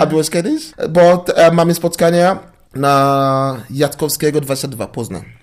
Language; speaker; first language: Polish; non-native, learner; English